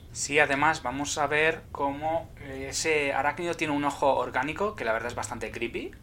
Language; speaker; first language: Spanish; native; Spanish